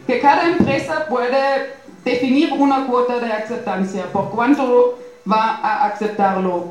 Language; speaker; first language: Spanish; non-native, fluent; German